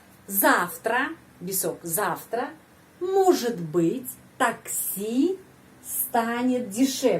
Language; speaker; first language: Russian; non-native, fluent; Indonesian